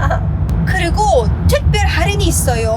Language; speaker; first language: Korean; non-native, learner; Persian